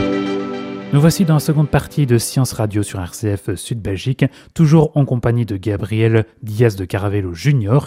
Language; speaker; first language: French; native; French